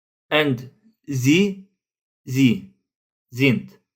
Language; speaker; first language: German; non-native, fluent; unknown